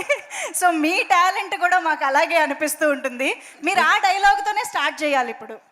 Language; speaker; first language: Telugu; native; Telugu